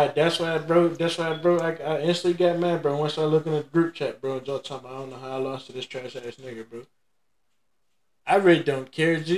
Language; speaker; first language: English; native; English